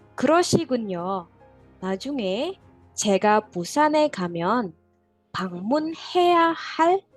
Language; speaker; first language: Korean; non-native, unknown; Indonesian